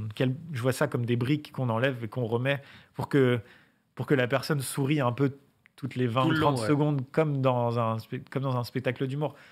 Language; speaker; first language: French; native; French